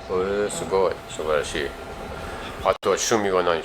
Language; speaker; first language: Japanese; non-native, learner; English